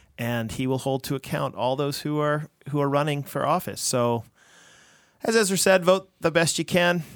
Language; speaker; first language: English; native; English